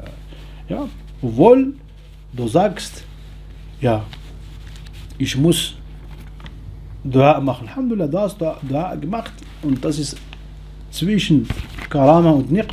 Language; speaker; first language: German; non-native, fluent; Arabic